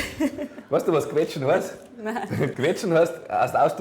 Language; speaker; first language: German; native; German